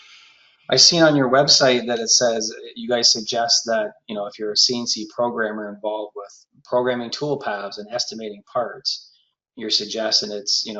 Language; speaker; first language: English; native; English